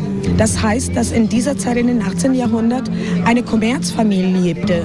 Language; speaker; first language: German; non-native, fluent; Spanish